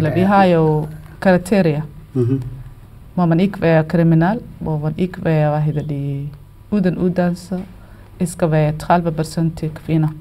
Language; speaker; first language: Danish; non-native, learner; Somali